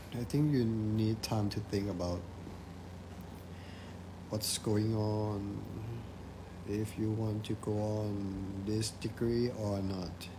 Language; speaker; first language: English; non-native, fluent; Thai